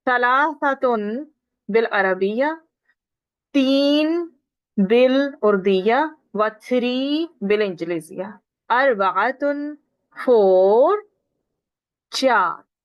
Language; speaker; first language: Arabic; non-native, fluent; Urdu